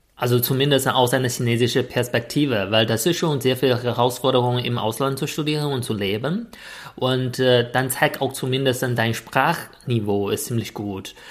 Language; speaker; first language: German; non-native, fluent; Chinese